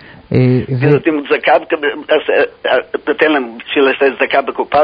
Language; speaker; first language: Hebrew; non-native, fluent; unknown